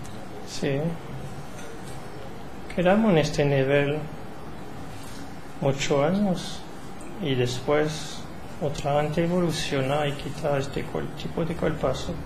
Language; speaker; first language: Spanish; non-native, learner; French